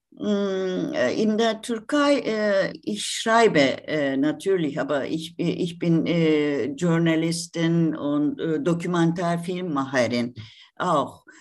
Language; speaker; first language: German; non-native, learner; Turkish